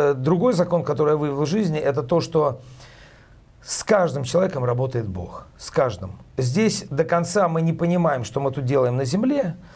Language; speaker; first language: Russian; native; Russian